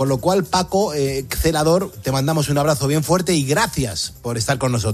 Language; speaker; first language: Spanish; native; Spanish